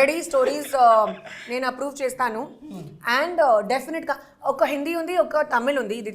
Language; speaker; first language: Telugu; non-native, fluent; Hindi